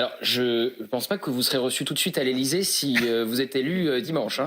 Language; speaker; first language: French; native; French